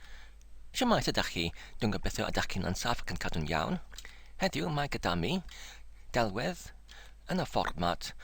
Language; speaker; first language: Welsh; non-native, learner; English